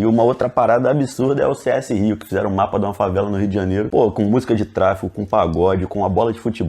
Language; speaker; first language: Portuguese; native; Portuguese